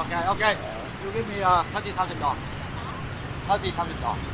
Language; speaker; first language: English; non-native, learner; Vietnamese